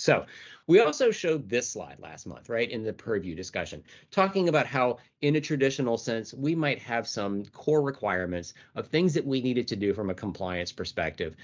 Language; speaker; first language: English; native; English